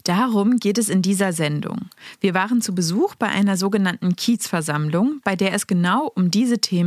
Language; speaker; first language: German; native; German